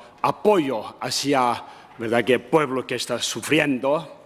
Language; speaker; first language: Spanish; non-native, learner; Tibetan